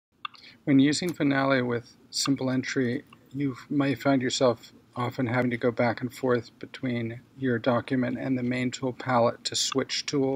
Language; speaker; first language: English; native; English